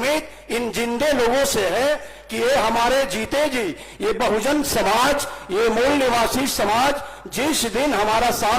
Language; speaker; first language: Hindi; native; Hindi